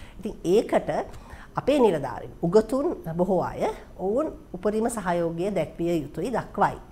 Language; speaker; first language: Sinhala; native; Sinhala